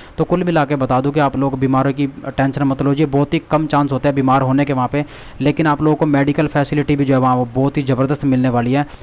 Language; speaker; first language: Hindi; native; Hindi